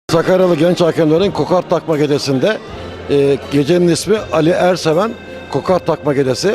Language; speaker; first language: Turkish; native; Turkish